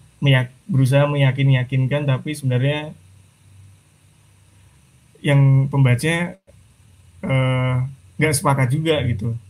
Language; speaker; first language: Indonesian; native; Indonesian